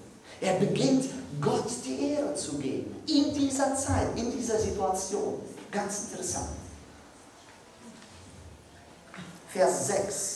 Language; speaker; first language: German; non-native, fluent; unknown